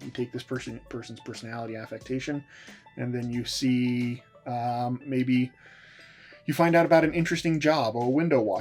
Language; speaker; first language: English; native; English